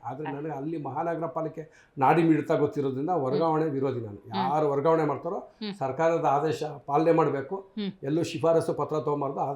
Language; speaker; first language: Kannada; non-native, local second language; Telugu